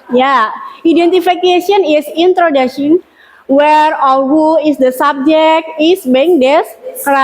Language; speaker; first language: English; non-native, learner; Indonesian